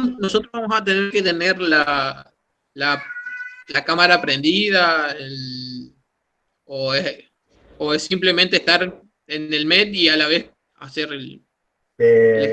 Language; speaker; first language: Spanish; native; Spanish